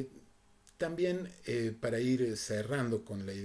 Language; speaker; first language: Spanish; native; Spanish